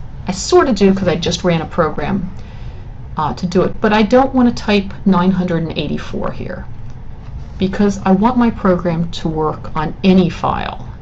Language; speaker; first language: English; native; English